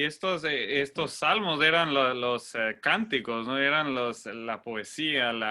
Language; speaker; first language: Spanish; non-native, fluent; English